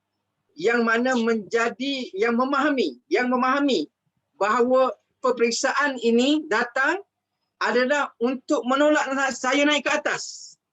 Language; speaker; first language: Malay; native; Malay